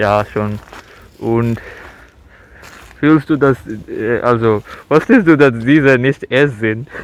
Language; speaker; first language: German; non-native, learner; Bangla